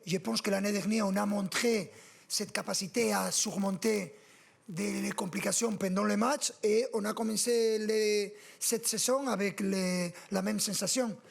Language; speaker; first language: French; non-native, fluent; Spanish